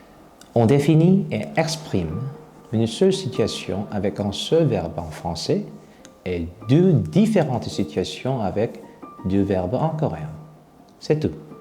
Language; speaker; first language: French; non-native, fluent; Korean